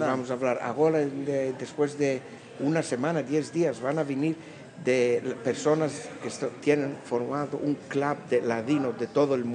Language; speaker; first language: Spanish; early bilingual, heritage; Greek